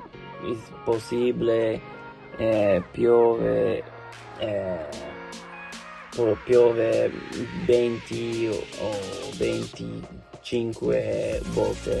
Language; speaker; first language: Italian; non-native, learner; English